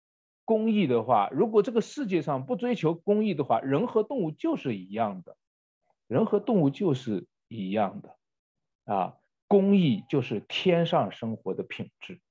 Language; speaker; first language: Chinese; native; Chinese